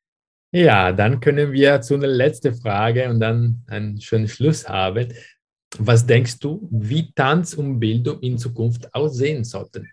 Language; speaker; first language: German; non-native, fluent; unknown